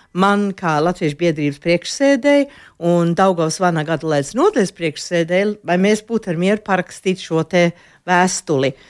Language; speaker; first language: Latvian; early bilingual, heritage; Latvian